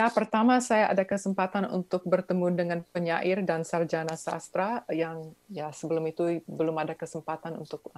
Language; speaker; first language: Indonesian; early bilingual, other home language; English